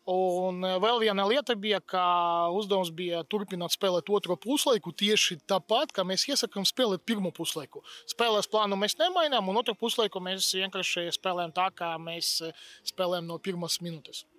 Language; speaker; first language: Latvian; non-native, local second language; Russian